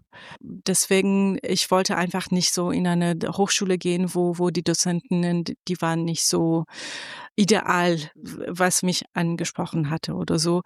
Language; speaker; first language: German; non-native, fluent; Persian